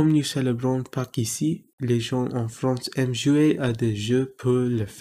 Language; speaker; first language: French; non-native, learner; English